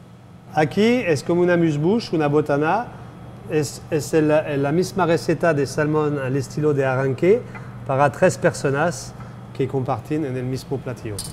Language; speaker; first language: Spanish; non-native, fluent; French